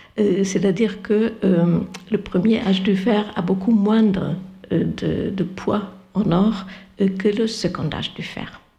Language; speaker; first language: French; non-native, fluent; German